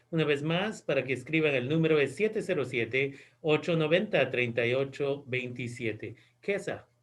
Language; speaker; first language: Spanish; native; Spanish